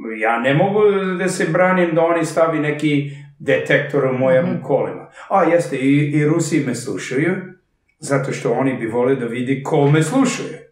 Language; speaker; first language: Serbian; early bilingual, heritage; Serbian